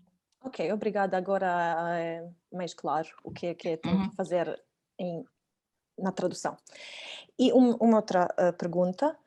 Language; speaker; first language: Portuguese; non-native, fluent; Croatian